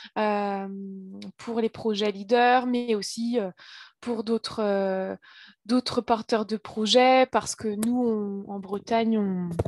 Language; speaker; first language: French; native; French